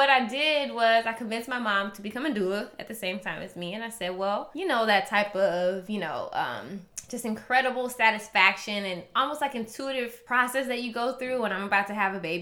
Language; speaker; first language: English; native; English